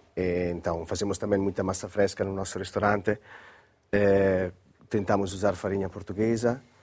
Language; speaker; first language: Portuguese; non-native, fluent; Italian